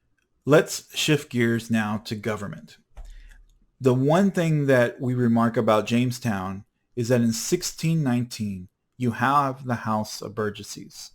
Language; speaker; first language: English; native; English